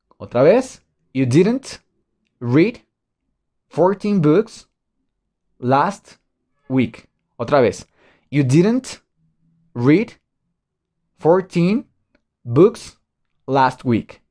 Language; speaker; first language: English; non-native, fluent; Spanish